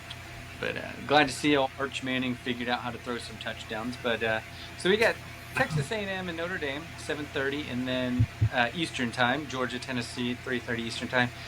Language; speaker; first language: English; native; English